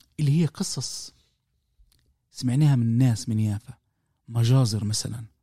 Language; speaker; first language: Arabic; native; Arabic